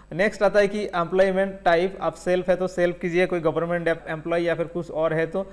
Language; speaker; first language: Hindi; non-native, local second language; Bangla